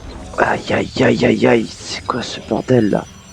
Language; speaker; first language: French; native; French